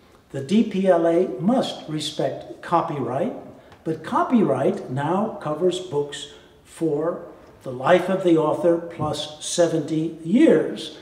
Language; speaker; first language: English; native; English